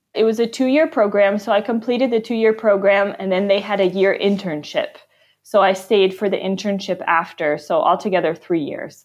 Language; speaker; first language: English; native; English